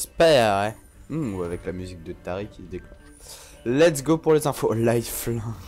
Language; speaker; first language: French; native; French